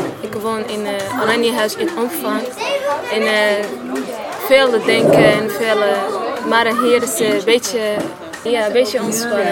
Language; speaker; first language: Dutch; non-native, learner; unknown